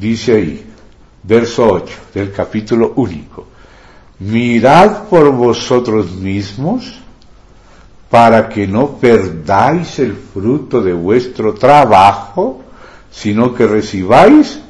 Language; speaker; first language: Spanish; native; Spanish